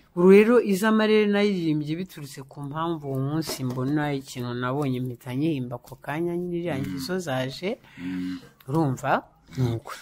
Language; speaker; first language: Kinyarwanda; early bilingual, heritage; Kinyarwanda